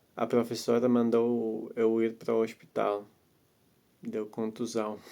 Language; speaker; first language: Portuguese; non-native, fluent; Latvian